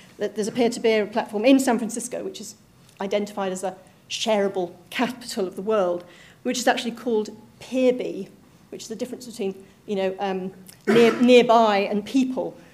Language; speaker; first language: English; native; English